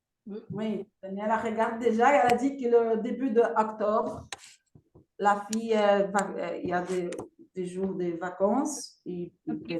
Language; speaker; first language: French; non-native, fluent; Portuguese